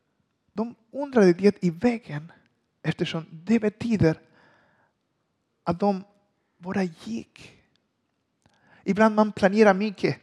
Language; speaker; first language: Swedish; non-native, learner; Spanish